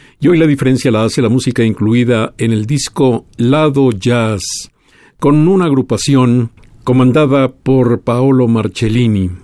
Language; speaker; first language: Spanish; native; Spanish